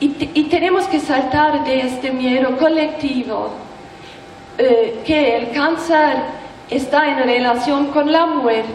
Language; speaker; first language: Spanish; non-native, learner; German